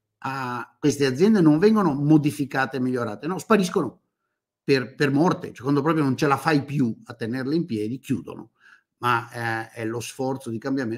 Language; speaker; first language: Italian; native; Italian